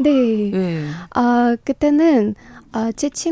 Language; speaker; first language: Korean; non-native, learner; Ukrainian